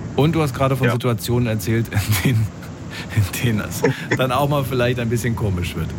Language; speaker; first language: German; native; German